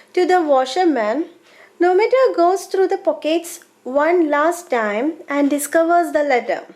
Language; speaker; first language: English; non-native, local second language; Malayalam